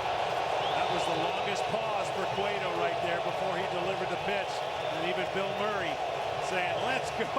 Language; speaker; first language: English; native; English